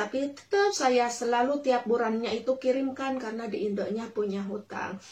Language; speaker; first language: Indonesian; non-native, local second language; Sundanese